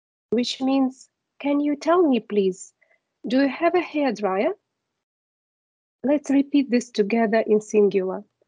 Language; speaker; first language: English; non-native, fluent; Ukrainian